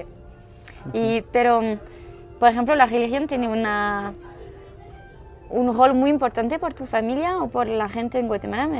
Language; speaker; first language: Spanish; non-native, learner; French